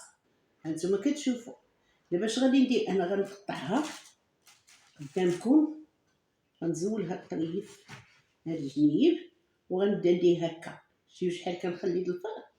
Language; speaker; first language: Arabic; native; Arabic